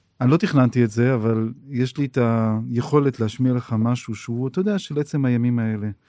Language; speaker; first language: Hebrew; native; Hebrew